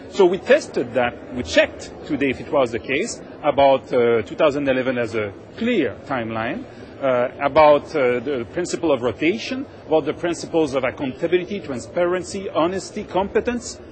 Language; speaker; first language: English; non-native, fluent; French